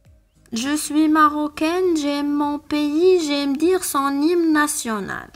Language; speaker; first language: French; non-native, local second language; Arabic